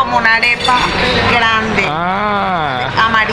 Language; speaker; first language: Spanish; native; Spanish